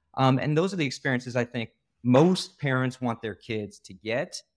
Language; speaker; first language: English; native; English